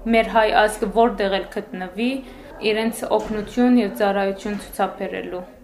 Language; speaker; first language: Armenian; early bilingual, heritage; Armenian